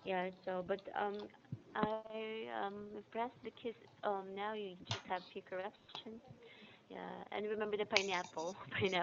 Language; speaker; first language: English; non-native, fluent; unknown